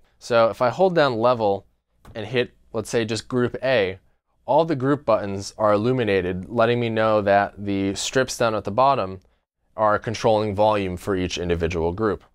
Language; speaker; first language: English; native; English